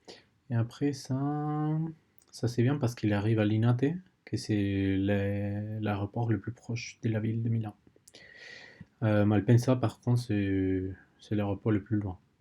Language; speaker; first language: French; non-native, learner; Spanish